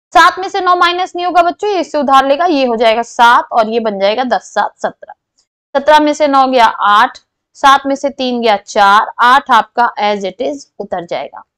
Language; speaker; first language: Hindi; native; Hindi